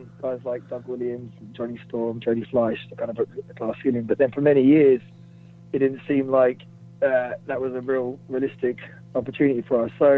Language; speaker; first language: English; native; English